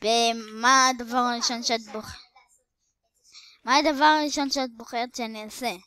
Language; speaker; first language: Hebrew; native; Hebrew